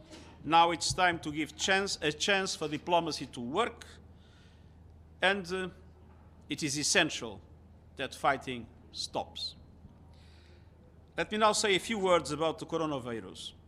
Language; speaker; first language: English; non-native, fluent; Portuguese